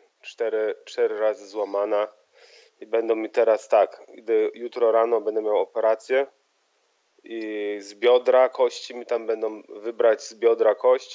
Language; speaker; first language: Polish; early bilingual, heritage; Polish